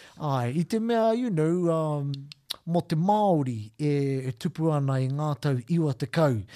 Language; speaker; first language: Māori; non-native, local second language; English